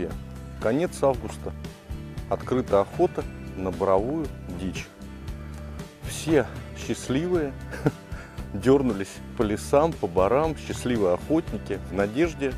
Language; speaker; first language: Russian; native; Russian